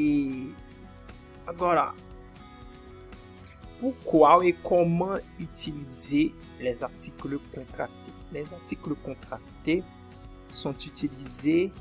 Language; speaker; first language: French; non-native, fluent; Portuguese